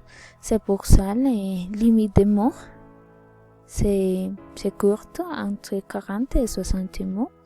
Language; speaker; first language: French; non-native, learner; Spanish